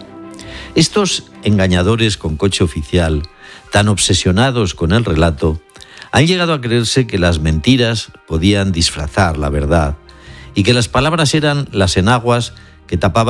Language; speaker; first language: Spanish; native; Spanish